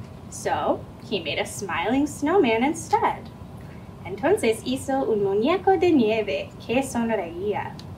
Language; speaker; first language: Spanish; non-native, fluent; English